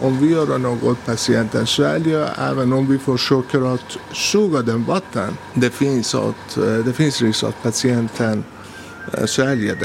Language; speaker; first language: Swedish; non-native, learner; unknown